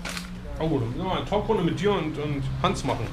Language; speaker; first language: German; native; German